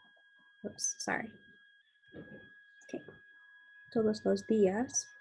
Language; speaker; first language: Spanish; non-native, fluent; English